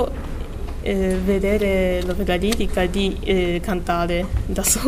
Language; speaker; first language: Italian; non-native, learner; Japanese